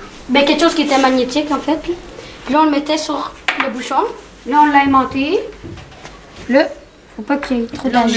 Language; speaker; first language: French; native; French